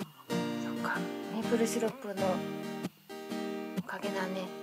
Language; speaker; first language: Japanese; native; Japanese